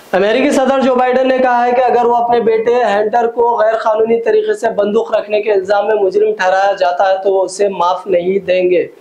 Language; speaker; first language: Urdu; native; Urdu